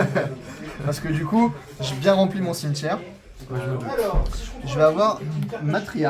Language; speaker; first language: French; native; French